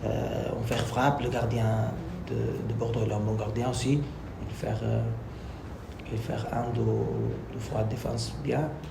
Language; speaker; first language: French; non-native, learner; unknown